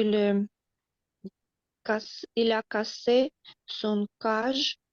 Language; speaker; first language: French; non-native, learner; Russian